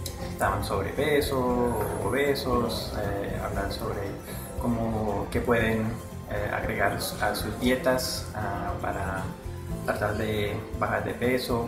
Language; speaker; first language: Spanish; early bilingual, heritage; Spanish